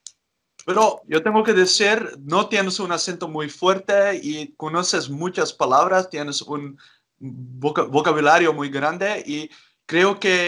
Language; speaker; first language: Spanish; non-native, learner; Dutch